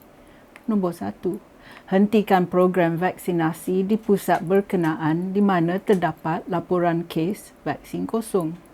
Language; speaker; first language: Malay; native; Malay